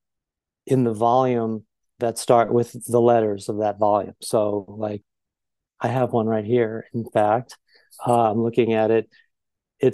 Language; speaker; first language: English; native; English